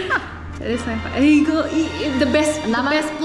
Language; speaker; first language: English; non-native, learner; Indonesian